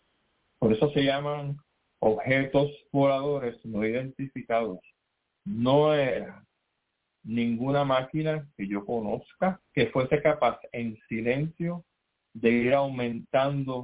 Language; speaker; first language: Spanish; native; Spanish